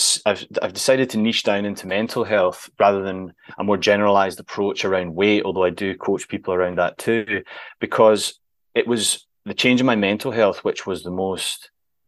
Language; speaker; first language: English; native; English